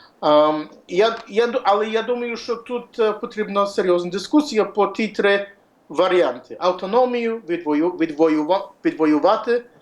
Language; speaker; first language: Ukrainian; early bilingual, heritage; Ukrainian